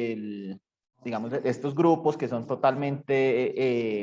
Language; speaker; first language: Spanish; native; Spanish